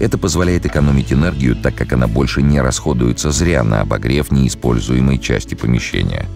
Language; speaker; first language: Russian; native; Russian